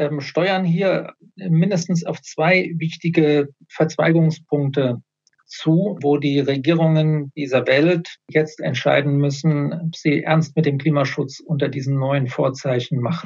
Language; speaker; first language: German; native; German